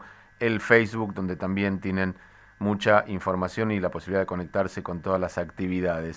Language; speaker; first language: Spanish; native; Spanish